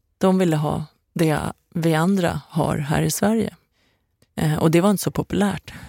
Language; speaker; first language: Swedish; early bilingual, other home language; Persian